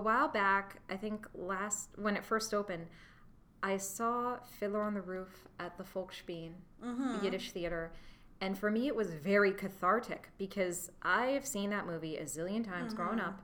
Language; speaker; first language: English; native; English